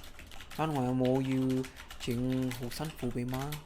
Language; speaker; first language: Cantonese; early bilingual, heritage; Cantonese